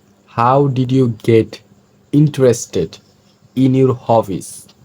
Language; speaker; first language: English; non-native, fluent; Bangla